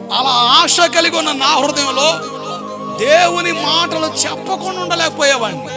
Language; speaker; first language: Telugu; non-native, local second language; Koya